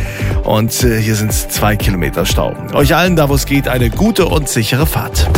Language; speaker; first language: German; native; German